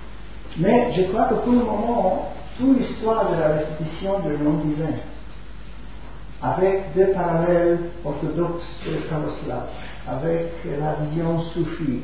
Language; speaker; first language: French; non-native, fluent; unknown